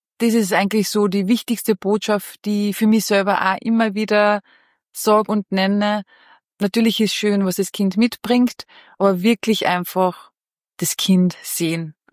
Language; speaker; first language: German; early bilingual, other home language; Bosnian